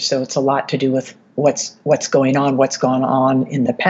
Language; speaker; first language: English; native; English